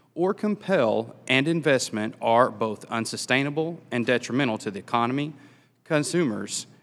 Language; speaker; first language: English; native; English